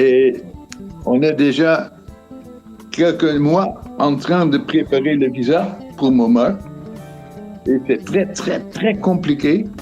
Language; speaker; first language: French; non-native, fluent; Dutch